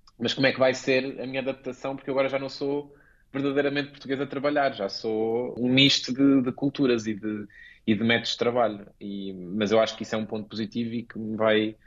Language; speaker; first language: Portuguese; native; Portuguese